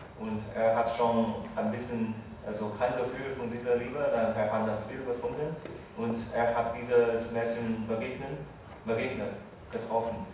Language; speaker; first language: German; non-native, fluent; Chinese